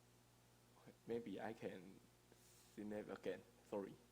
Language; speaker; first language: English; non-native, learner; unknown